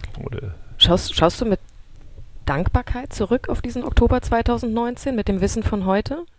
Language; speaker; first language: German; native; German